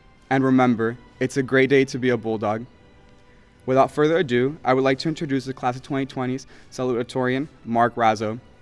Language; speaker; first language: English; early bilingual, other home language; Spanish